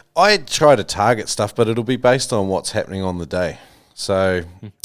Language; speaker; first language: English; native; English